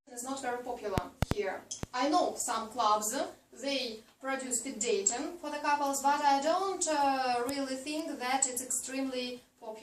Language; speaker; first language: English; non-native, fluent; Russian